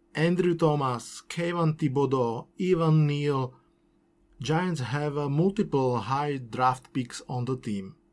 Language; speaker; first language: English; non-native, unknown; Slovak